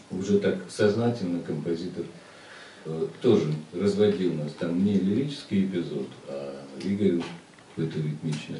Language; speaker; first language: Russian; native; Russian